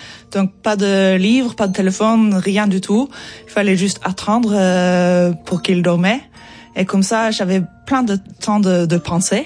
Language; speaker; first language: French; non-native, fluent; Norwegian